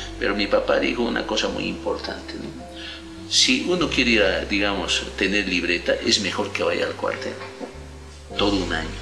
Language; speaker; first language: Spanish; non-native, local second language; Aymara